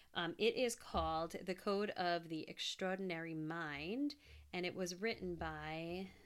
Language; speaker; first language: English; native; English